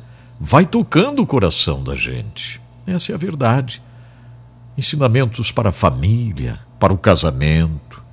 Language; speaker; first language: Portuguese; native; Portuguese